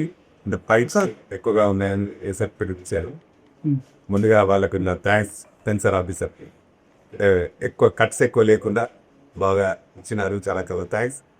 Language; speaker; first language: Telugu; native; Telugu